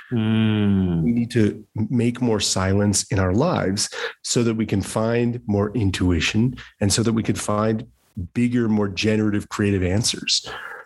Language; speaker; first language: English; native; English